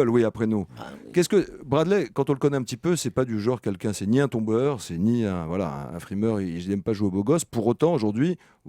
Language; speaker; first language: French; native; French